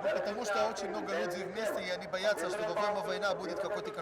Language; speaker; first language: Russian; non-native, learner; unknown